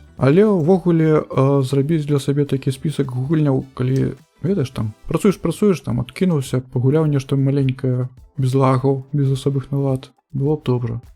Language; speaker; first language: Belarusian; non-native, local second language; Russian